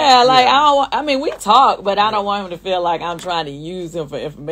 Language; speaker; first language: English; native; English